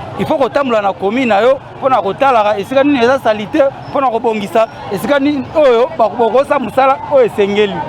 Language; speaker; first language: Lingala; native; Lingala